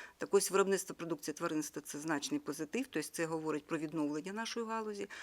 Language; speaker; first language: Ukrainian; native; Ukrainian